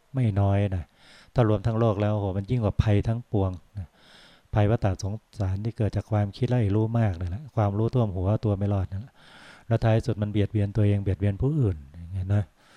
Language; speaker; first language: Thai; native; Thai